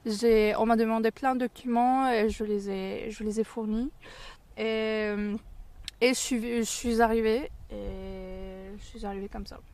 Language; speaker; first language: French; non-native, fluent; Turkish